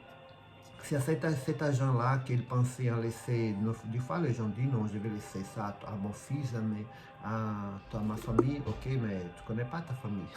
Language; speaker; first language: French; non-native, fluent; Portuguese